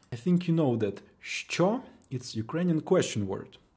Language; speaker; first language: English; non-native, fluent; Ukrainian